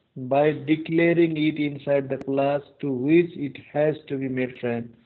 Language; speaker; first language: English; non-native, local second language; Nepali